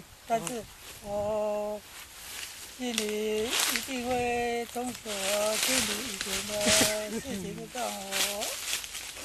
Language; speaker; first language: Chinese; non-native, local second language; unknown